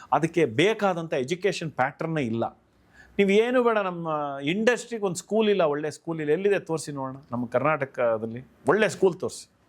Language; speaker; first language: Kannada; native; Kannada